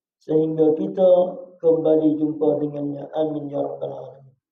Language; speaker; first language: Malay; non-native, fluent; Western Cham